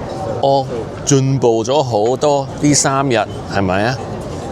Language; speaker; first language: Cantonese; early bilingual, heritage; English